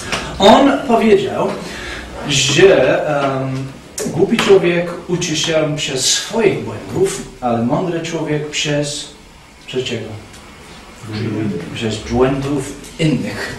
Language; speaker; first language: Polish; non-native, fluent; English